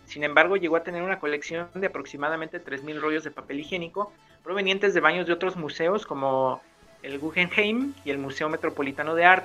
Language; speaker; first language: Spanish; native; Spanish